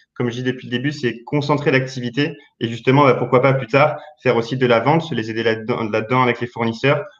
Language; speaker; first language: French; native; French